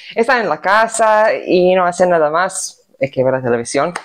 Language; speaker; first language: Spanish; non-native, fluent; Serbian